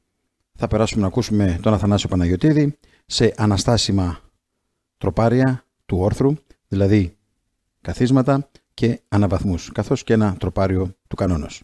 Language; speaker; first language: Greek; native; Greek